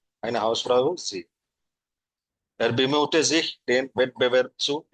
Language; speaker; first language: German; non-native, fluent; Hindi